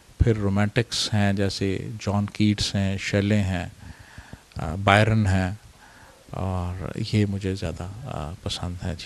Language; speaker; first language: Urdu; non-native, local second language; Pahari-Potwari